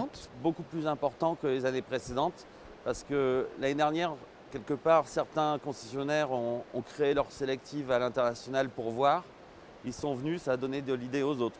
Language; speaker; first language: French; native; French